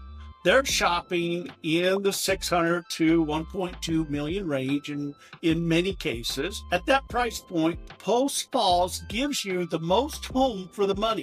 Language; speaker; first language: English; native; English